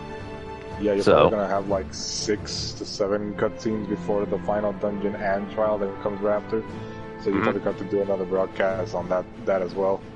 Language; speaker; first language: English; native; English